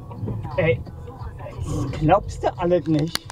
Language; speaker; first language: German; native; German